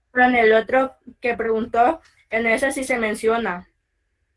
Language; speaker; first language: Spanish; native; Spanish